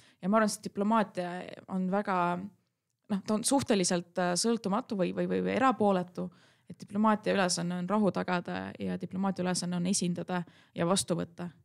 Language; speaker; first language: Estonian; non-native, local second language; Russian